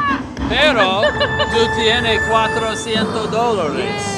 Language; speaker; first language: Spanish; non-native, learner; English